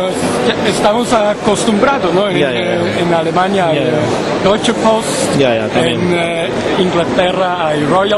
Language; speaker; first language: Spanish; non-native, learner; French